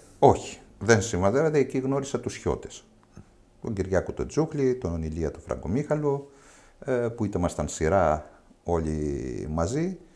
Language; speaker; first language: Greek; native; Greek